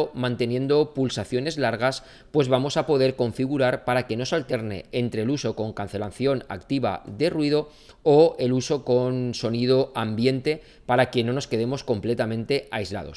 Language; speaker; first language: Spanish; native; Spanish